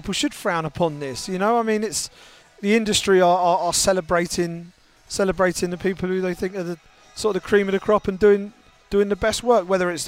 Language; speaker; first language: English; native; English